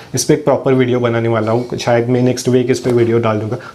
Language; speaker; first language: Hindi; non-native, local second language; Marathi